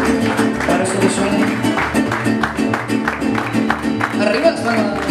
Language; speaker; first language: Spanish; native; Spanish